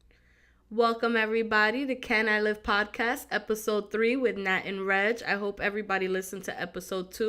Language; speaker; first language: English; native; English